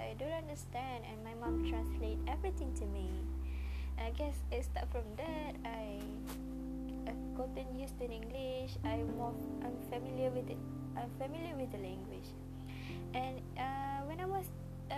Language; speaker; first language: English; non-native, local second language; Malay